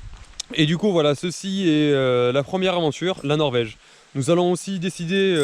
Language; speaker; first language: French; native; French